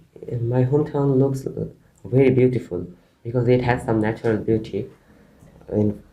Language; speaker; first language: English; non-native, learner; Bangla